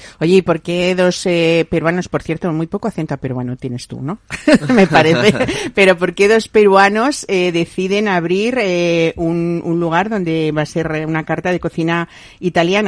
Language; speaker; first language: Spanish; native; Spanish